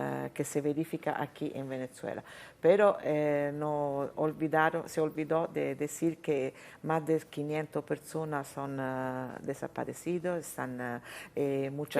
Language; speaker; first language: Spanish; non-native, fluent; Italian